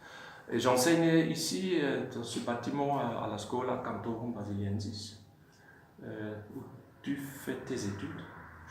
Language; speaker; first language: French; non-native, fluent; German